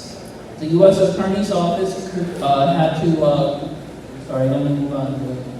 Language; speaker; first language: English; native; English